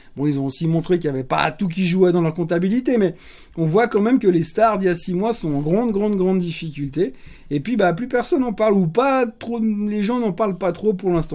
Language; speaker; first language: French; native; French